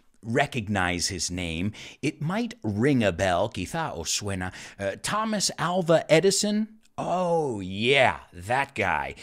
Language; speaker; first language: English; native; English